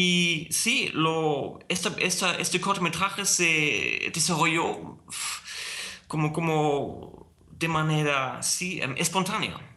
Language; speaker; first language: Spanish; non-native, fluent; German